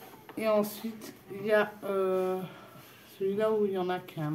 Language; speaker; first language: French; native; French